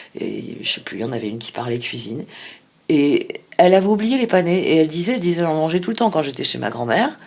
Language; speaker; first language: French; native; French